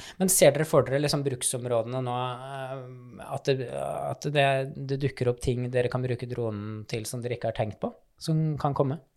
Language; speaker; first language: Norwegian; native; Norwegian